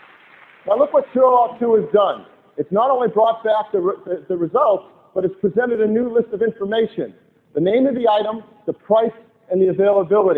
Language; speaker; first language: English; native; English